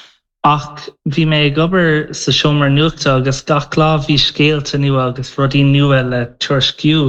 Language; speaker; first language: Irish; non-native, local second language; English